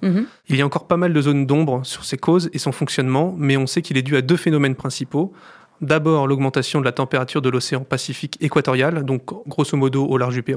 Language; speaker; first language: French; native; French